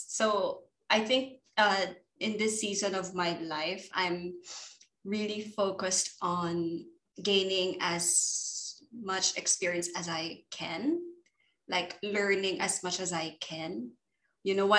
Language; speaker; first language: English; non-native, local second language; Filipino